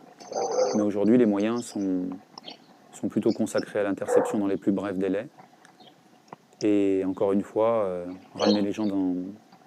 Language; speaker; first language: French; native; French